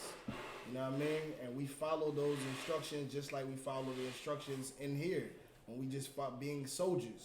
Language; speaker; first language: English; native; English